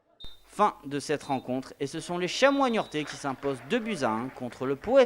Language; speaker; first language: French; native; French